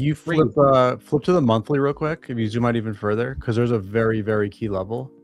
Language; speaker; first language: English; native; English